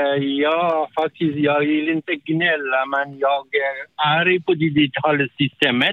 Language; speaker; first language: Swedish; non-native, learner; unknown